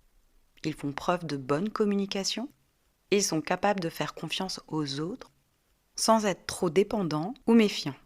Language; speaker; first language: French; native; French